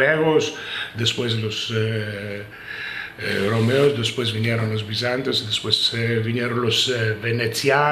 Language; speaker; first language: Spanish; early bilingual, heritage; Ladino